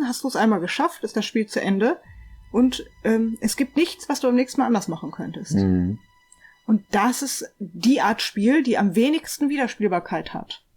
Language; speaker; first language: German; native; German